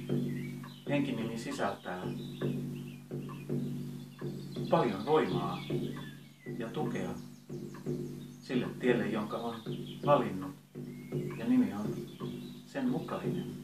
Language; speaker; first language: Finnish; native; Finnish